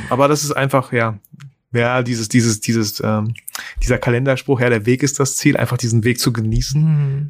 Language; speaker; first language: German; early bilingual, other home language; Russian